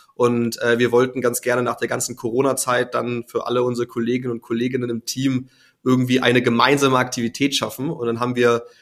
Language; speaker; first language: German; native; German